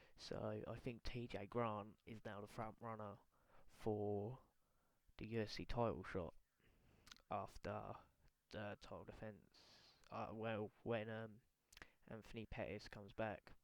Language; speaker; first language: English; native; English